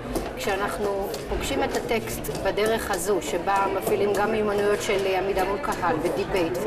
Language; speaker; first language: Hebrew; native; Hebrew